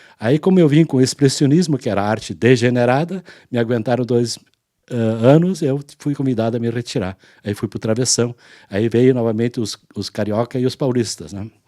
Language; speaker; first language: Portuguese; non-native, local second language; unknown